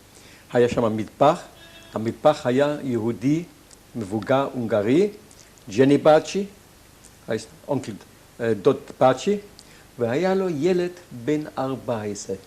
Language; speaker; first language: Hebrew; non-native, fluent; German